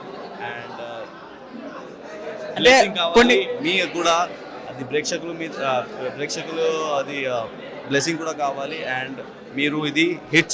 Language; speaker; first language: Telugu; non-native, learner; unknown